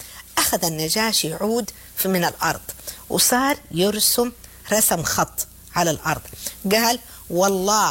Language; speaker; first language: Arabic; native; Arabic